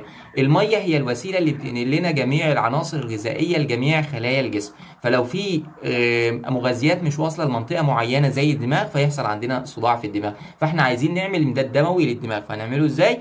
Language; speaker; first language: Arabic; native; Arabic